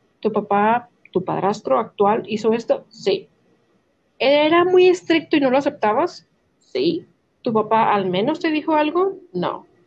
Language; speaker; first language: Spanish; native; Spanish